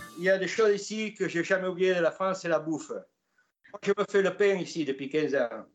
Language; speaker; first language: French; native; French